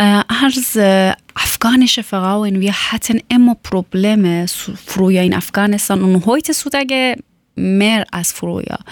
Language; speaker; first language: German; non-native, learner; Persian